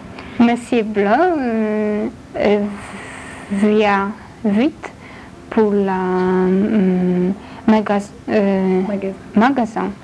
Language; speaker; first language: French; non-native, learner; Polish